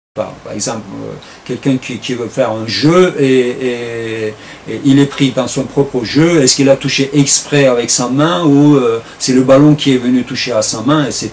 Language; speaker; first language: French; non-native, fluent; Turkish